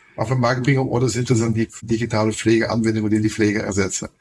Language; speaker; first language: German; non-native, fluent; Dutch